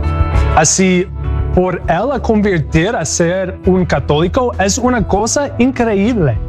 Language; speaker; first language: Spanish; non-native, learner; English